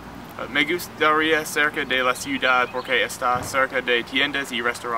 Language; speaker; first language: Spanish; non-native, learner; English